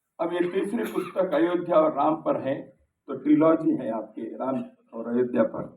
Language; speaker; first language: Hindi; non-native, local second language; Kannada